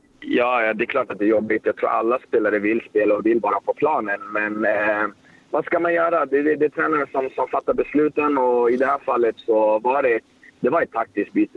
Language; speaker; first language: Swedish; native; Swedish